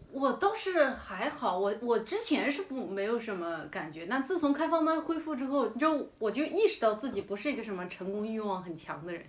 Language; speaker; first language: Chinese; native; Chinese